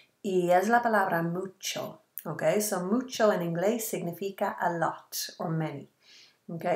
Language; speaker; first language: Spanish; non-native, fluent; English